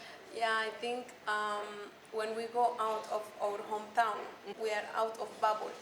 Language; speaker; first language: English; non-native, fluent; Spanish